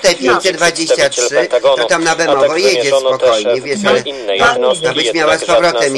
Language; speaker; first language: Polish; native; Polish